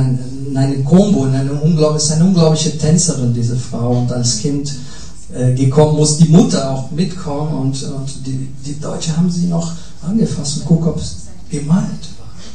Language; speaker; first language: German; non-native, fluent; Portuguese